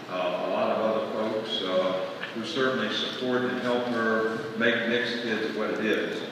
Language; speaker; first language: English; native; English